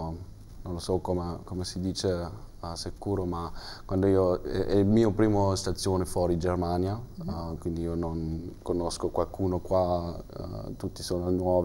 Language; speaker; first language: Italian; non-native, learner; German